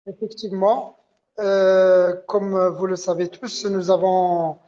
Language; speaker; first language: French; non-native, local second language; Arabic